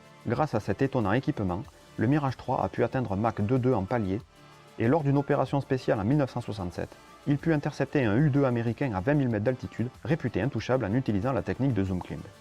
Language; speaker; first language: French; native; French